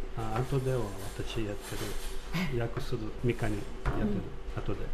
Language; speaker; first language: Japanese; non-native, learner; Portuguese